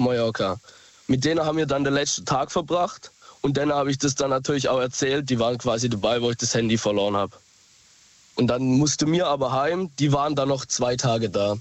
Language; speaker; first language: German; native; German